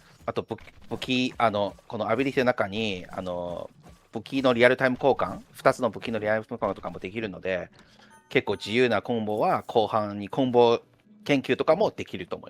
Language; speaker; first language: Japanese; non-native, fluent; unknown